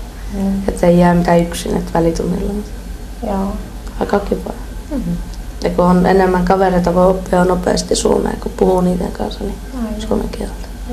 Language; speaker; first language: Finnish; early bilingual, other home language; Persian